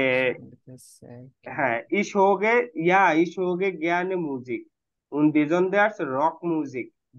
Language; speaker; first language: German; non-native, fluent; Bangla